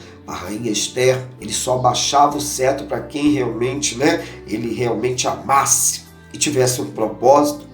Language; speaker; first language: Portuguese; native; Portuguese